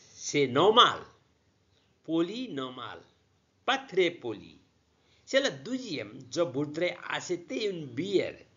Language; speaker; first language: French; non-native, learner; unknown